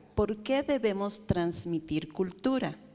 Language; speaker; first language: Spanish; native; Spanish